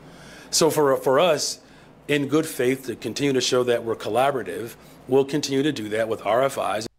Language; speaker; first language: English; native; English